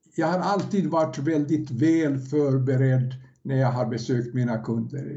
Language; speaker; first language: Swedish; non-native, fluent; Serbian